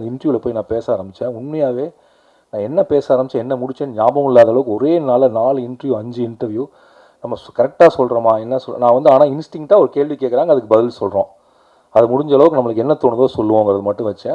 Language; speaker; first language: Tamil; native; Tamil